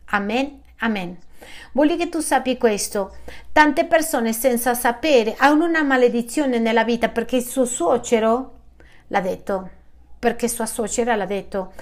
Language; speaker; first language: Italian; non-native, fluent; Spanish